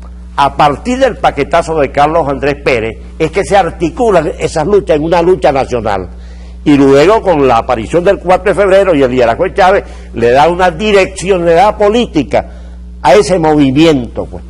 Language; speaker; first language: Spanish; native; Spanish